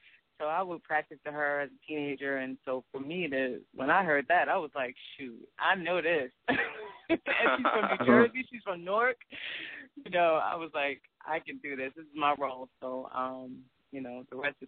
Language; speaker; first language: English; native; English